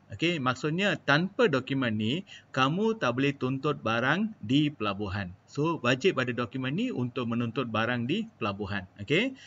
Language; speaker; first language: Malay; non-native, local second language; Malayalam